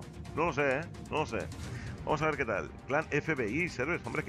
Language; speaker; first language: Spanish; native; Spanish